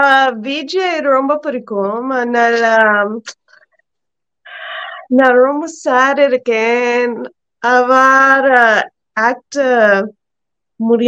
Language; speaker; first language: Tamil; non-native, learner; English